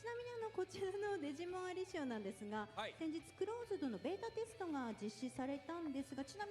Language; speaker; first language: Japanese; native; Japanese